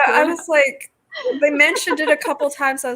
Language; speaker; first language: English; native; English